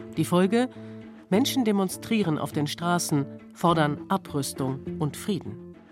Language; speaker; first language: German; native; German